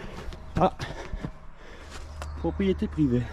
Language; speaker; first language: French; native; French